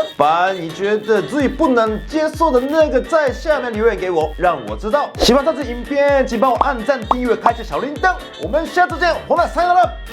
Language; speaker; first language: Chinese; non-native, fluent; Japanese